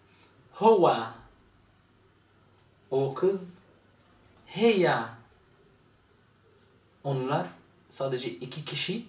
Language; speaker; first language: Turkish; non-native, fluent; Arabic